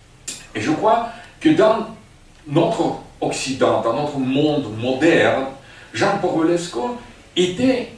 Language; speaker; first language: French; non-native, fluent; Russian